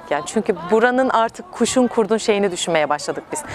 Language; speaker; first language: Turkish; native; Turkish